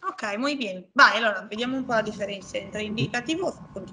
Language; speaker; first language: Italian; native; Italian